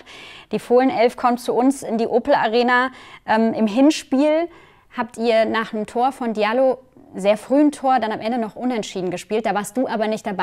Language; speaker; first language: German; native; German